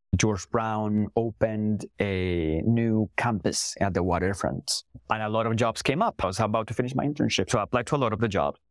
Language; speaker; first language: English; non-native, fluent; Spanish